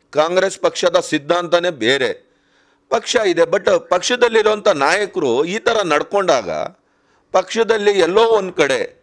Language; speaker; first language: Kannada; non-native, local second language; Urdu